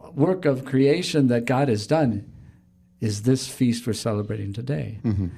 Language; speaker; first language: English; native; English